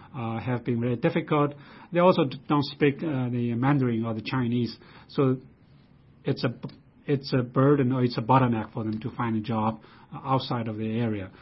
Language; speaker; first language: English; non-native, fluent; Chinese